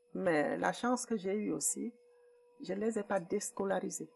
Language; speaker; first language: French; non-native, local second language; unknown